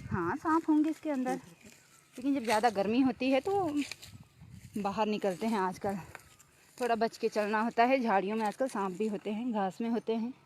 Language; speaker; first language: Hindi; non-native, local second language; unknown